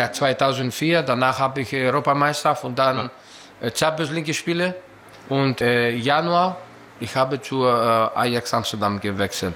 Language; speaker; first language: German; non-native, learner; Greek